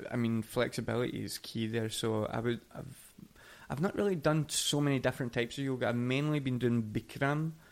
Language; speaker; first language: English; native; English